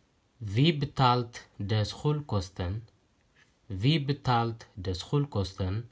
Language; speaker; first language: Dutch; non-native, fluent; Tigrinya